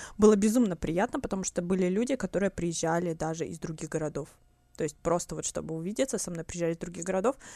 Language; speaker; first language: Russian; native; Russian